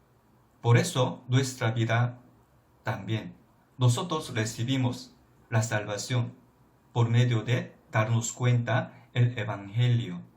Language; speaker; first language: Spanish; non-native, fluent; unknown